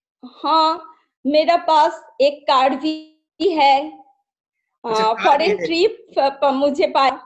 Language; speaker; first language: Hindi; non-native, local second language; Bangla